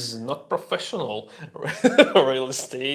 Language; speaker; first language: English; non-native, learner; Russian